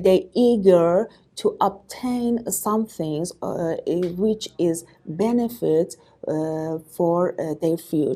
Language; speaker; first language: English; non-native, learner; Persian